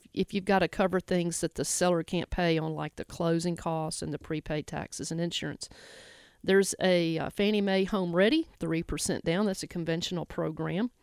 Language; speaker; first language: English; native; English